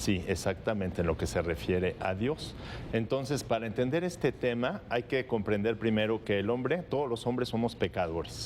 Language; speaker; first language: Spanish; native; Spanish